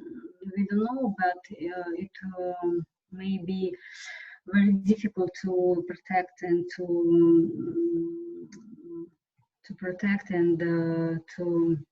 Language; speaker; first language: English; non-native, learner; Russian